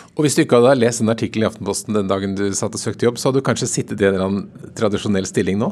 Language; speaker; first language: Norwegian; native; Norwegian